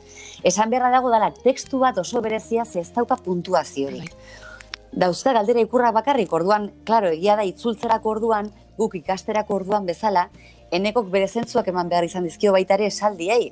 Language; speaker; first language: Basque; native; Basque